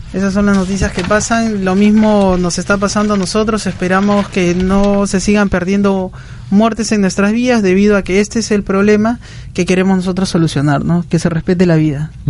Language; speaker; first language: Spanish; native; Spanish